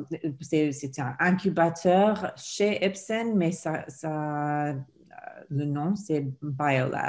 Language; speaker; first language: French; non-native, fluent; English